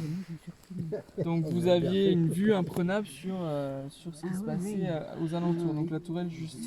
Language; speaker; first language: French; native; French